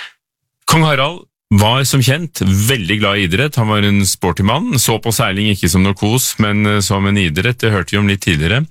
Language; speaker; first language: Norwegian; native; Norwegian